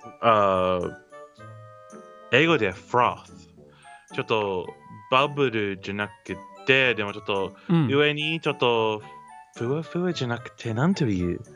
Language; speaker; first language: Japanese; non-native, learner; English